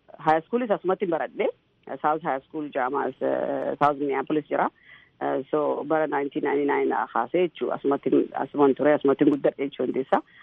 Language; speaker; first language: Oromo; early bilingual, heritage; Oromo